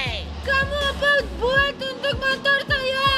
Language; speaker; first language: Indonesian; non-native, learner; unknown